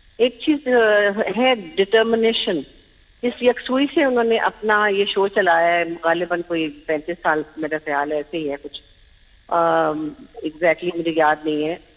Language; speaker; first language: Urdu; native; Urdu